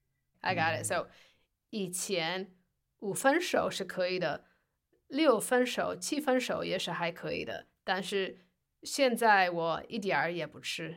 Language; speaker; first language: Chinese; non-native, fluent; English